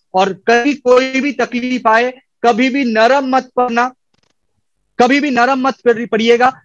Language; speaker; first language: Hindi; non-native, local second language; Bangla